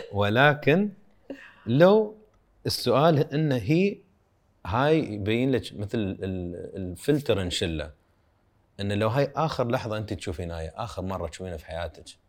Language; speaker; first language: Arabic; native; Arabic